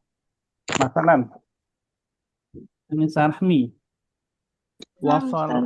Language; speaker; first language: Arabic; non-native, fluent; Indonesian